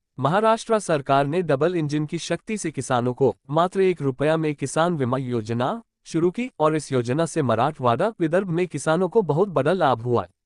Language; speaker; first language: Hindi; non-native, local second language; Marathi